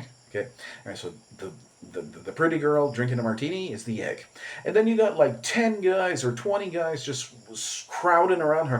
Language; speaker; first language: English; native; English